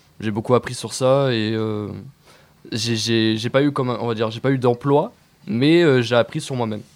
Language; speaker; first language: French; native; French